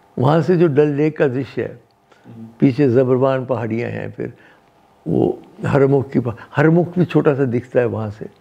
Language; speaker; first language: Hindi; non-native, local second language; Dogri